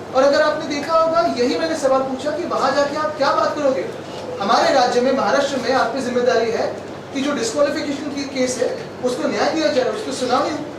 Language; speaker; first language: Hindi; non-native, local second language; Marathi